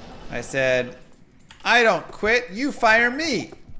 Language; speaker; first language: English; native; English